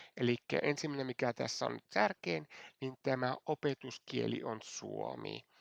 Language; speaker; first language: Finnish; non-native, fluent; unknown